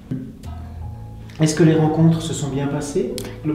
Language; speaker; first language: French; native; French